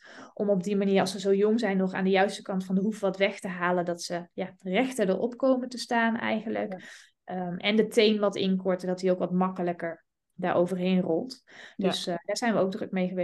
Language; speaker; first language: Dutch; native; Dutch